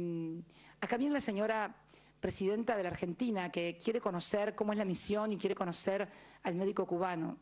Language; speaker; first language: Spanish; native; Spanish